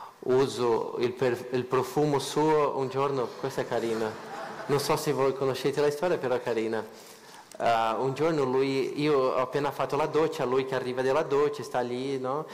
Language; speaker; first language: Italian; non-native, fluent; Portuguese